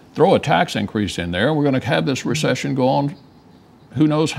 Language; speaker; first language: English; native; English